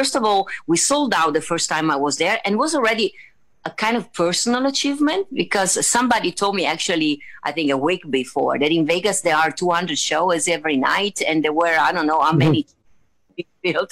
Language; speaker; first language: English; non-native, fluent; Italian